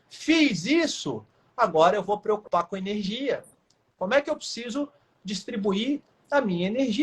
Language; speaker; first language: Portuguese; native; Portuguese